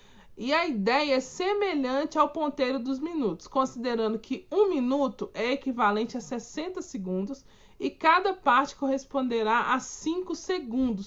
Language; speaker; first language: Portuguese; native; Portuguese